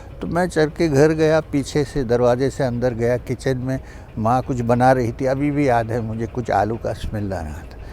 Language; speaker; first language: Hindi; non-native, local second language; Urdu